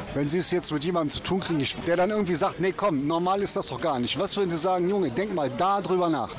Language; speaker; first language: German; native; German